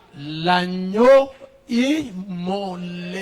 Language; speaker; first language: French; non-native, local second language; Lingala